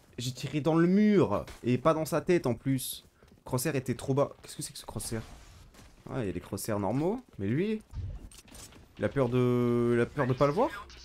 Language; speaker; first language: French; native; French